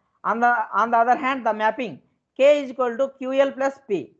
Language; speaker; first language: English; non-native, local second language; Telugu